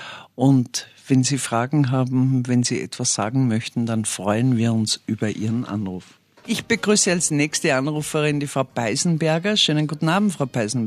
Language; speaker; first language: German; native; German